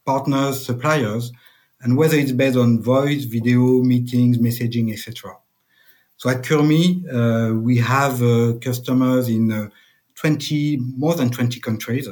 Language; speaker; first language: English; non-native, fluent; French